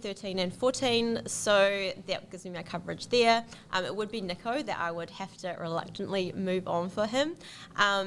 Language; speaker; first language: English; native; English